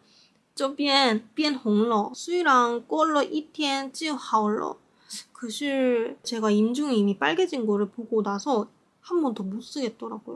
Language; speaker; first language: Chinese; non-native, learner; Korean